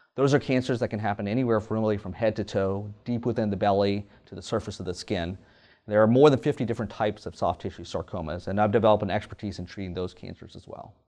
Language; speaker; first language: English; native; English